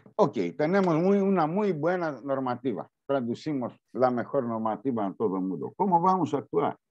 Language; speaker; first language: Spanish; non-native, learner; Greek